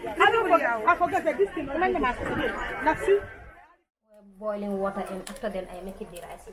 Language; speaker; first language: English; non-native, learner; Wolof